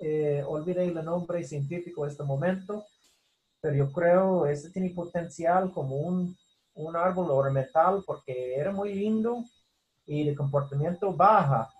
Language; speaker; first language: Spanish; non-native, fluent; English